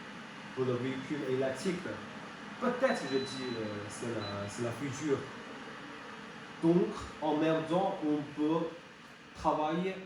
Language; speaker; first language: French; non-native, learner; Chinese